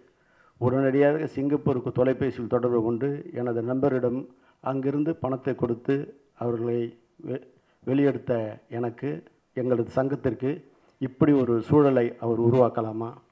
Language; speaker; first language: Tamil; native; Tamil